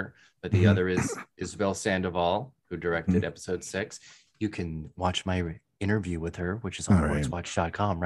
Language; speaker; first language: English; native; English